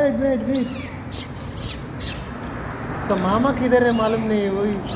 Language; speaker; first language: Hindi; non-native, local second language; Malayalam